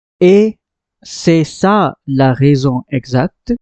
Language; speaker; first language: French; non-native, fluent; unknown